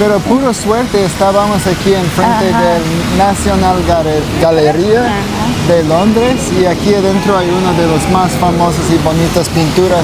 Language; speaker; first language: Spanish; non-native, learner; English